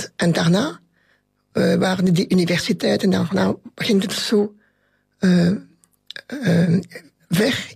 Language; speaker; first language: Dutch; non-native, local second language; French